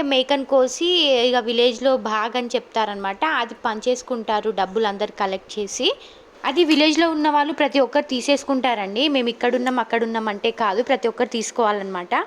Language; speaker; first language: Telugu; non-native, local second language; Lambadi